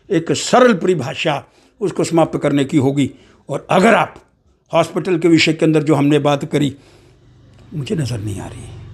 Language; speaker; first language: Hindi; non-native, local second language; Dogri